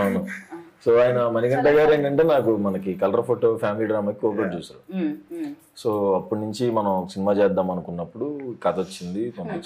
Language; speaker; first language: Telugu; native; Telugu